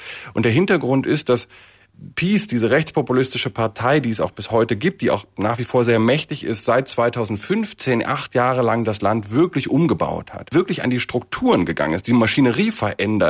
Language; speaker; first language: German; native; German